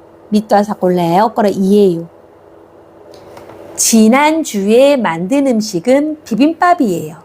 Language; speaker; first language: Korean; non-native, fluent; Thai